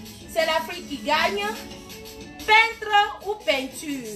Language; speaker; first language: French; non-native, local second language; Ewe